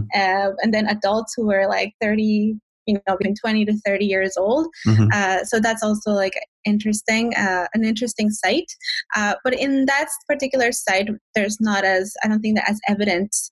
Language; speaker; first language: English; non-native, fluent; Spanish